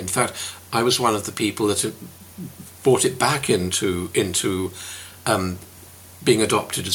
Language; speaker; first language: English; native; English